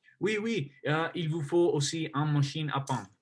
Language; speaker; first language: French; non-native, learner; Spanish